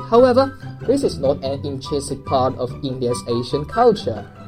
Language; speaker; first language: English; non-native, fluent; Chinese